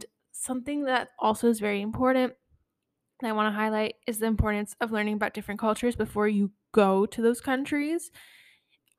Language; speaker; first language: English; native; English